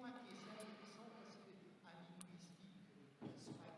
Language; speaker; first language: French; non-native, fluent; Portuguese